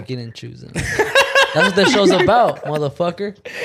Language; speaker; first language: English; native; English